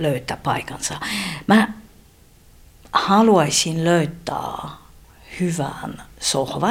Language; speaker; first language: Finnish; non-native, fluent; French